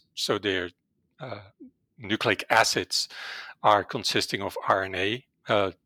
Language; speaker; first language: English; non-native, fluent; Dutch